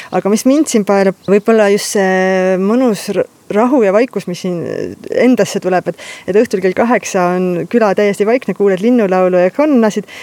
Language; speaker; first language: Estonian; native; Estonian